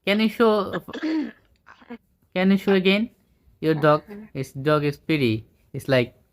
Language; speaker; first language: English; non-native, fluent; Bangla